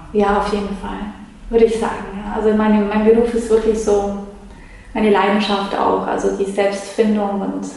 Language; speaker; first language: German; early bilingual, other home language; Polish